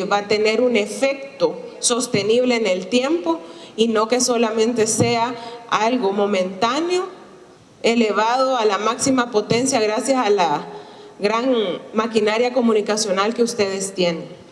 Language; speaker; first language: Spanish; native; Spanish